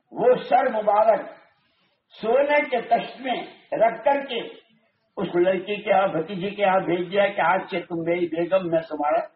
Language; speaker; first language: Urdu; non-native, local second language; Gujarati